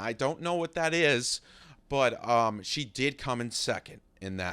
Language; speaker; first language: English; native; English